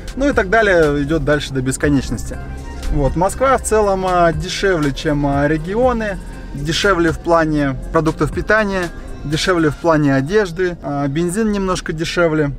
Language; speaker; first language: Russian; native; Russian